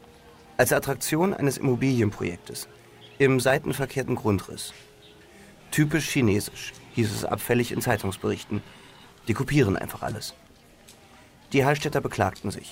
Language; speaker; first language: German; native; German